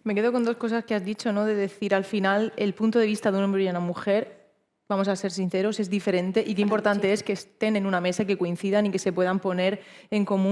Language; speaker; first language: Spanish; native; Spanish